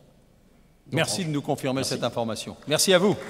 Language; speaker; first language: French; native; French